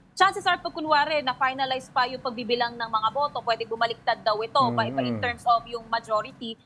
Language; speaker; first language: Filipino; native; Filipino